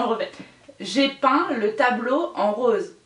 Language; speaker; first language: French; native; French